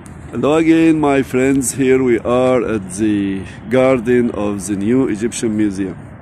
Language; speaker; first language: English; non-native, fluent; Arabic